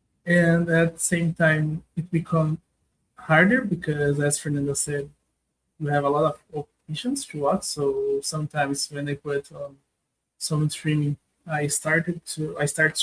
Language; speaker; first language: English; non-native, learner; Portuguese